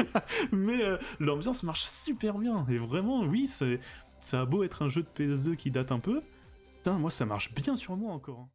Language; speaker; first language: French; native; French